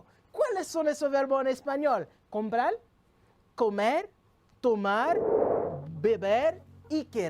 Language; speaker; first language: Spanish; non-native, local second language; French